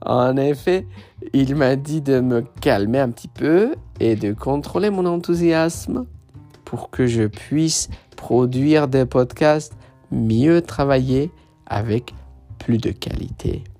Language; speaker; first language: French; non-native, fluent; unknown